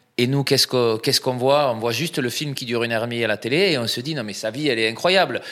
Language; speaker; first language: French; native; French